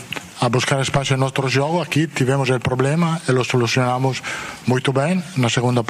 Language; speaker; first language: Portuguese; non-native, fluent; Spanish